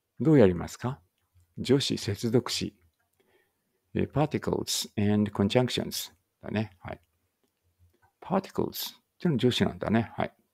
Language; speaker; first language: Japanese; native; Japanese